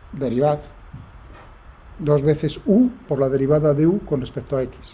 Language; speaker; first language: Spanish; native; Spanish